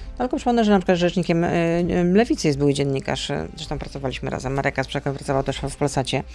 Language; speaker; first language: Polish; native; Polish